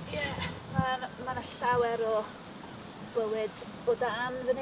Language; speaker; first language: Welsh; non-native, fluent; English